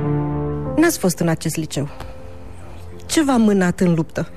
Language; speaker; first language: Romanian; native; Romanian